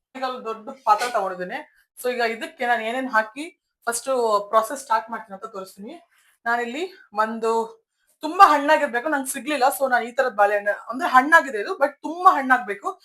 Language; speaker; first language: Kannada; native; Kannada